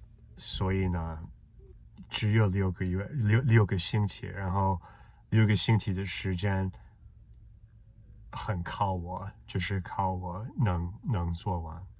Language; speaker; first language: Chinese; non-native, fluent; English